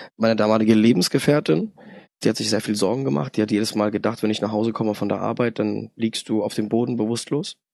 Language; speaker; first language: German; early bilingual, other home language; Polish